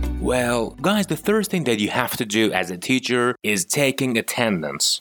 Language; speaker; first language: English; non-native, fluent; Persian